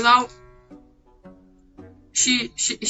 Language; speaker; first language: English; non-native, learner; Ukrainian